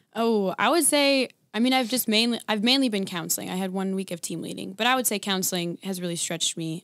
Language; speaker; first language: English; native; English